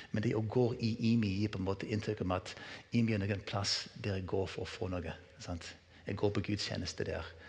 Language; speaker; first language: Norwegian; native; Norwegian